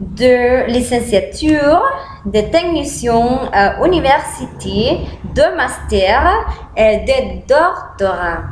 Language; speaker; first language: French; non-native, learner; Spanish